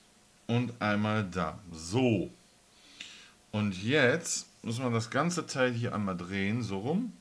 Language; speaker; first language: German; native; German